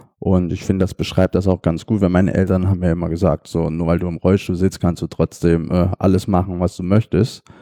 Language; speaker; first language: German; native; German